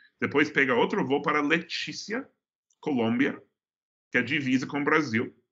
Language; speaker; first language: Portuguese; non-native, fluent; English